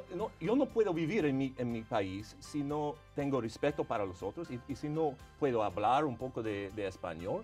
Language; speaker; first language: Spanish; non-native, fluent; English